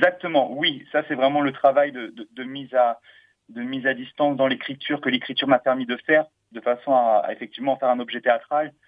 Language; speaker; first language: French; native; French